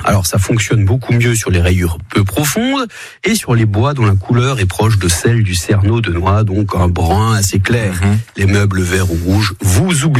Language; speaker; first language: French; native; French